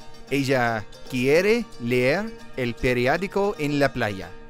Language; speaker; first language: Spanish; non-native, learner; English